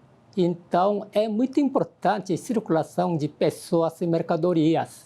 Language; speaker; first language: Portuguese; non-native, fluent; Korean